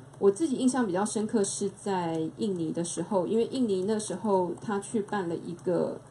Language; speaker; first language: Chinese; native; Chinese